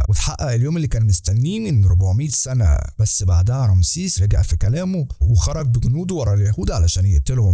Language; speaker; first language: Arabic; native; Arabic